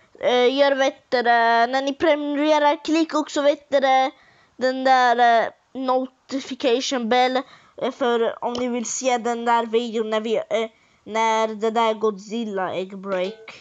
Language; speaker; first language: Swedish; early bilingual, other home language; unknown